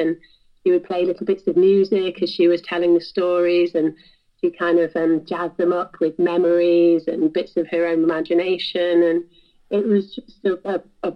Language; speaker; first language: English; native; English